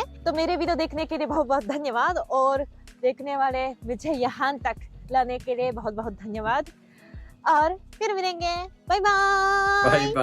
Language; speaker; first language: Hindi; non-native, fluent; Japanese